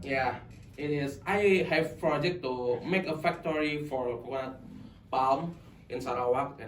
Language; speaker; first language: English; non-native, local second language; Indonesian